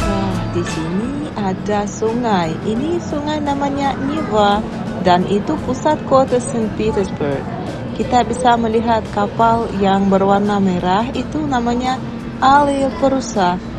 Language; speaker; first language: Indonesian; non-native, fluent; Russian